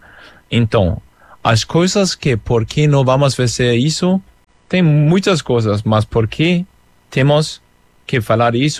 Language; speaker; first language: Portuguese; non-native, fluent; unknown